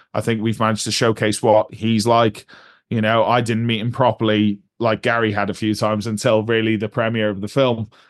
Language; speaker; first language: English; native; English